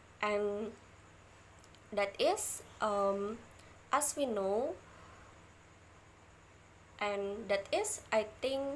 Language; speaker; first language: English; non-native, learner; Indonesian